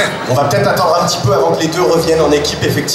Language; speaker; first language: French; native; French